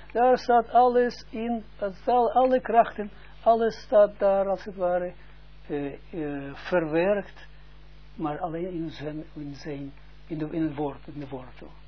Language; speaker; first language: Dutch; non-native, fluent; Russian